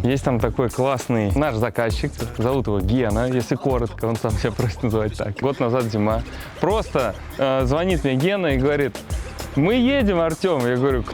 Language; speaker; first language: Russian; native; Russian